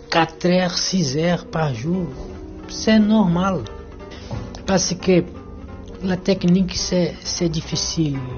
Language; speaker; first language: French; non-native, fluent; Portuguese